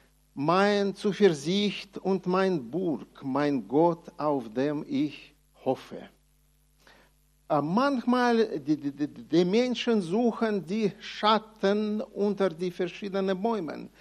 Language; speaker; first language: German; non-native, fluent; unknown